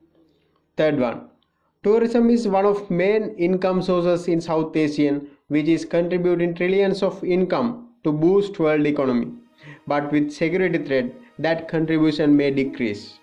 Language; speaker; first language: English; non-native, local second language; Sinhala